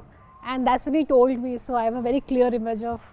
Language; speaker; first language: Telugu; non-native, local second language; Hindi